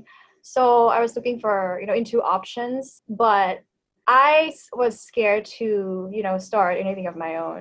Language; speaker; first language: English; non-native, fluent; Thai